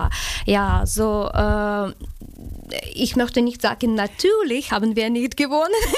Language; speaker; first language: German; non-native, learner; Ukrainian